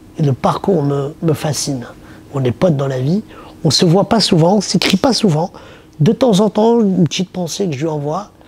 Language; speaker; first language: French; early bilingual, other home language; Arabic